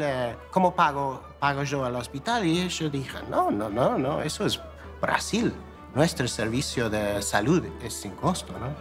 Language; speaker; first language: Spanish; non-native, fluent; English